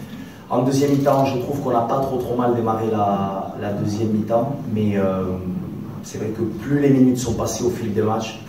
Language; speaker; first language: French; native; French